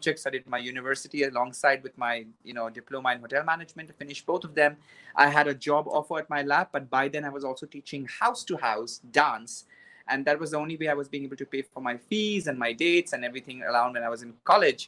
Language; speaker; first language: English; non-native, local second language; Konkani